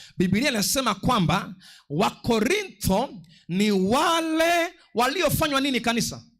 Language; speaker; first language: Swahili; non-native, local second language; Luo (Kenya and Tanzania)